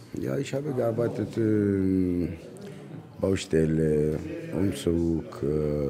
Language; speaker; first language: German; non-native, learner; Arabic